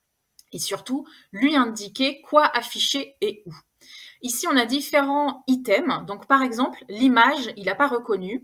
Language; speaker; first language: French; native; French